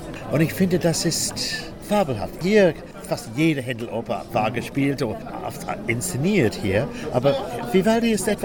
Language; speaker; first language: German; non-native, learner; English